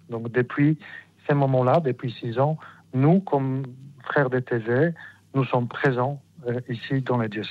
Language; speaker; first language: French; non-native, fluent; Polish